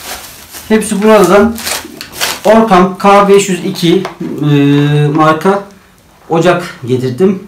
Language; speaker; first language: Turkish; native; Turkish